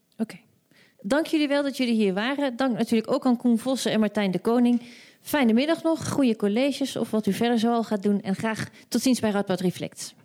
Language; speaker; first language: Dutch; native; Dutch